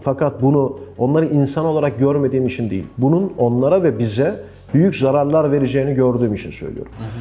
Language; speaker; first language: Turkish; native; Turkish